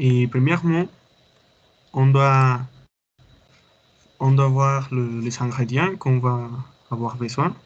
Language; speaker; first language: French; non-native, learner; Spanish